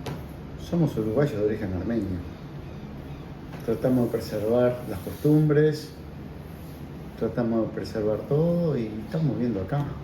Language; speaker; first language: Spanish; native; Spanish